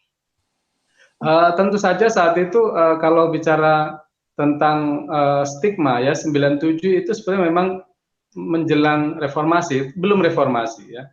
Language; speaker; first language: Indonesian; native; Indonesian